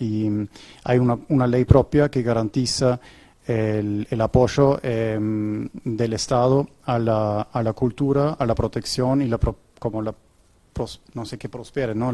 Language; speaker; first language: Spanish; non-native, fluent; German